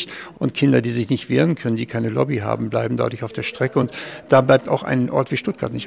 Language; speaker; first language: German; native; German